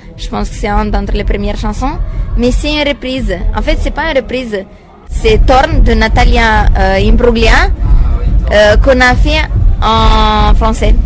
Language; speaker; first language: French; non-native, fluent; Romanian